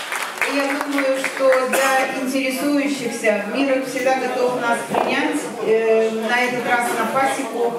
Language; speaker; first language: Russian; native; Russian